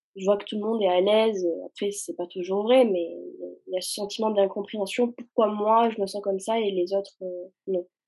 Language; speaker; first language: French; early bilingual, other home language; Arabic